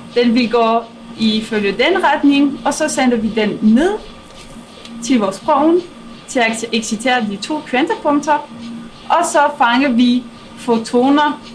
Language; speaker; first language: Danish; non-native, fluent; French